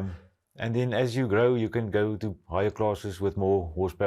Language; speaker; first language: English; non-native, local second language; Afrikaans